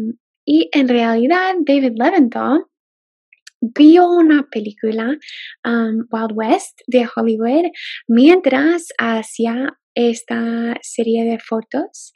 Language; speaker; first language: Spanish; non-native, fluent; English